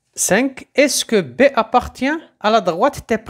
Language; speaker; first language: French; non-native, local second language; Arabic